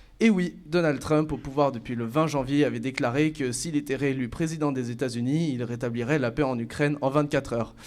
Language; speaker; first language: French; native; French